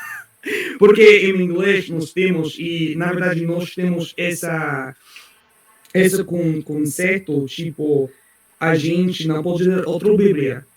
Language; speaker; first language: Portuguese; non-native, learner; English